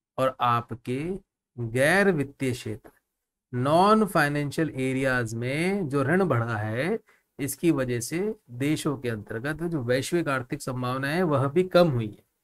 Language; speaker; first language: Hindi; native; Hindi